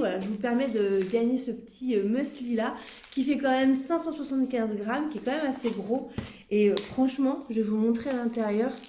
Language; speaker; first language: French; native; French